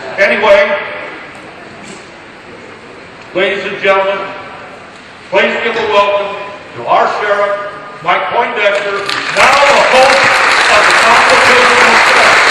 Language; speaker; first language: English; native; English